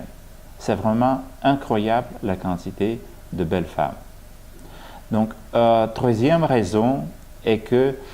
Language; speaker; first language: French; non-native, fluent; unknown